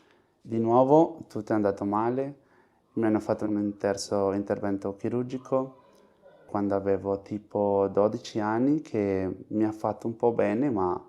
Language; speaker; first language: Italian; non-native, fluent; Spanish